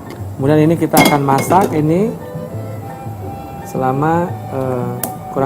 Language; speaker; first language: Indonesian; native; Indonesian